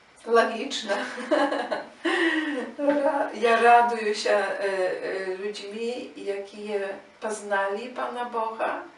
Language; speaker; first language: Polish; non-native, learner; Ukrainian